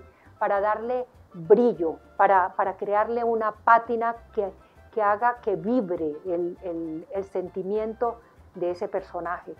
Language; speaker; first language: Spanish; native; Spanish